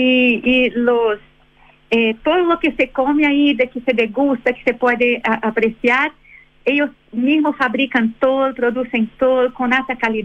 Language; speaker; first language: Spanish; non-native, fluent; Portuguese